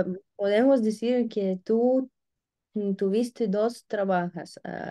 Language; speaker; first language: Spanish; non-native, learner; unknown